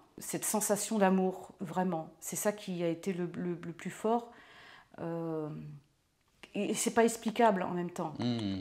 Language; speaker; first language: French; native; French